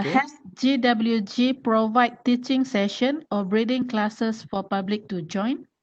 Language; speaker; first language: English; non-native, fluent; Malay